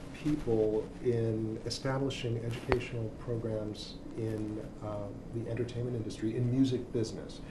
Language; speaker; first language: English; native; English